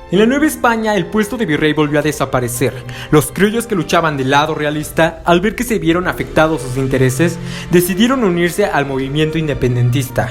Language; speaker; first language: Spanish; native; Spanish